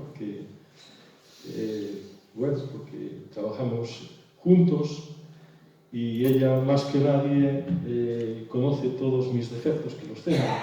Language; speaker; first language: Spanish; native; Spanish